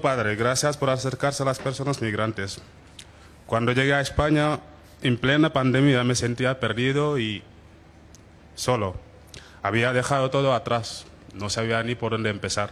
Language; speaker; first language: Spanish; non-native, fluent; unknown